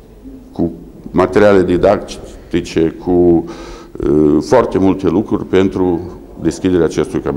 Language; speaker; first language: Romanian; early bilingual, heritage; Romanian